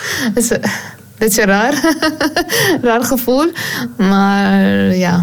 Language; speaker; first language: Dutch; non-native, learner; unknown